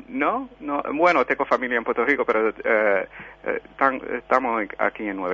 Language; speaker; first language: Spanish; early bilingual, heritage; Spanish